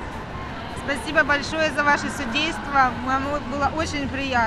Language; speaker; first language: Russian; native; Russian